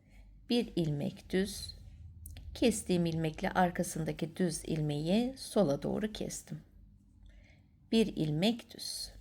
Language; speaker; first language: Turkish; native; Turkish